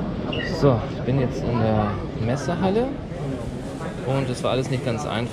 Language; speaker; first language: German; native; German